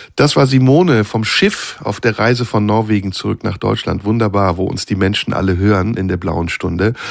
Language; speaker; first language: German; early bilingual, other home language; Turkish